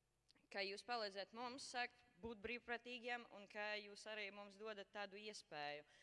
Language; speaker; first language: Latvian; non-native, learner; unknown